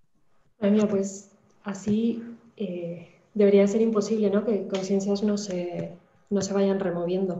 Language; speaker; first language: Spanish; native; Spanish